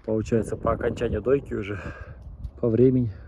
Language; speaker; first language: Russian; non-native, local second language; Kazakh